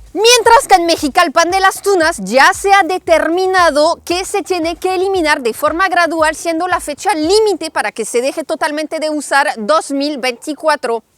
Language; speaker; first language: Spanish; non-native, fluent; French